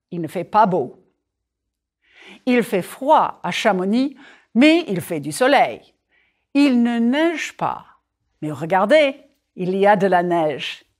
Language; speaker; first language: French; non-native, fluent; English